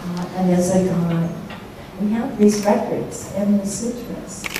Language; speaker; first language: English; native; English